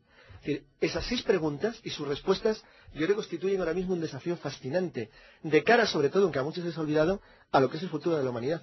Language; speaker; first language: Spanish; native; Spanish